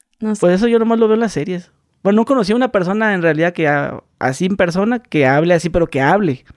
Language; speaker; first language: Spanish; native; Spanish